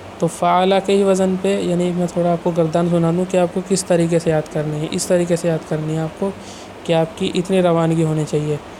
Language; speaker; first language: Urdu; native; Urdu